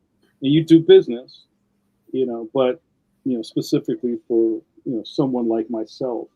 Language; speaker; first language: English; native; English